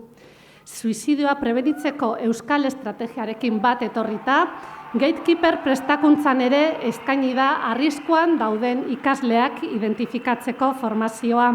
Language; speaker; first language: Basque; native; Basque